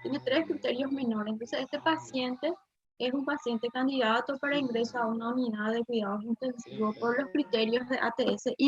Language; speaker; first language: Spanish; native; Spanish